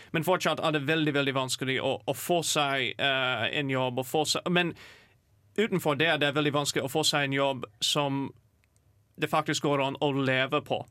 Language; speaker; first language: Norwegian; non-native, fluent; English